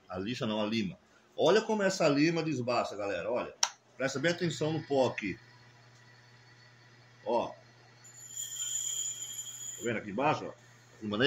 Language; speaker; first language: Portuguese; native; Portuguese